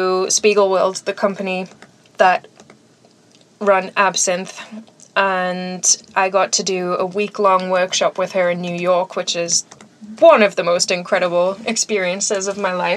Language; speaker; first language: English; native; English